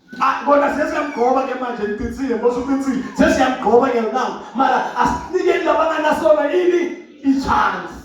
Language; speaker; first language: Zulu; non-native, local second language; Swati